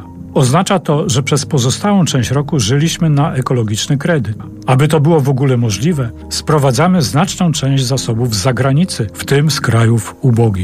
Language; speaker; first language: Polish; native; Polish